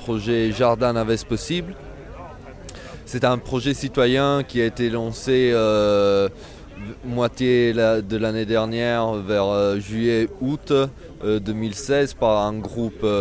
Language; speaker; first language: French; non-native, fluent; Italian